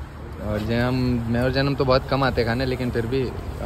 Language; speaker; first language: Hindi; native; Hindi